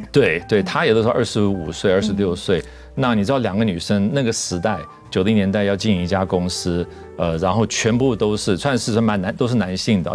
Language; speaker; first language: Chinese; non-native, fluent; English